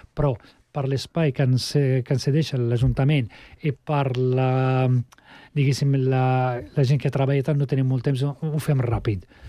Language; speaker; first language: Catalan; non-native, fluent; Arabic